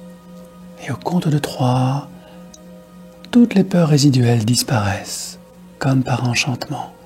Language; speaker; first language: French; native; French